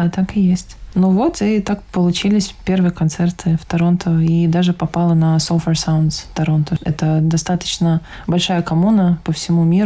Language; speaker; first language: Russian; native; Russian